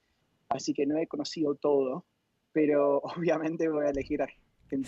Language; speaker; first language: Spanish; non-native, fluent; English